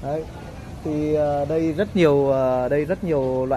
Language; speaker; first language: Vietnamese; native; Vietnamese